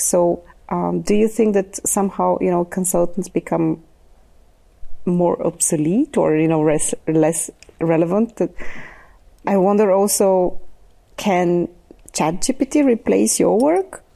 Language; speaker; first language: English; non-native, fluent; Bulgarian